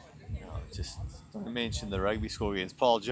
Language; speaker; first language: English; native; English